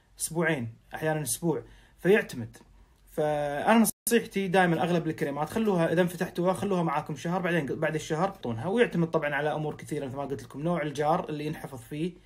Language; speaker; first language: Arabic; native; Arabic